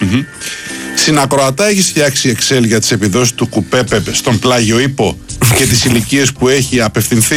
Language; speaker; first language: Greek; native; Greek